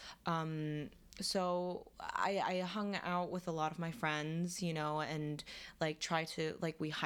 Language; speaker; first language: English; non-native, fluent; Korean